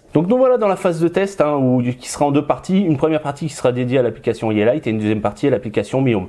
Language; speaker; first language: French; native; French